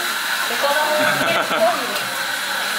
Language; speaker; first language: Japanese; non-native, fluent; Vietnamese